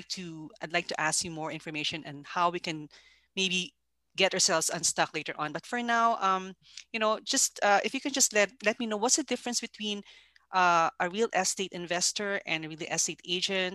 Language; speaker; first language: English; non-native, local second language; Filipino